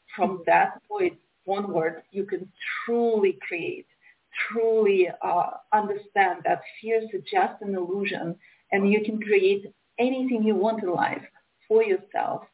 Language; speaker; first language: English; non-native, fluent; Romanian